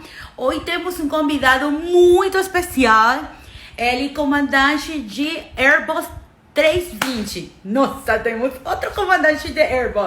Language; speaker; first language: Portuguese; non-native, fluent; Spanish